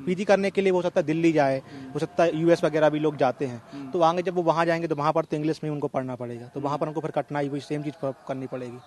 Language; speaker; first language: Hindi; native; Hindi